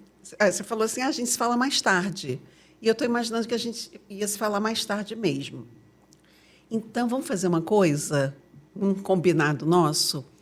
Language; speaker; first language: Portuguese; native; Portuguese